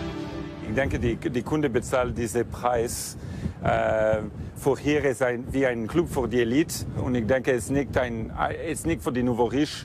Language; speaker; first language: German; non-native, fluent; Italian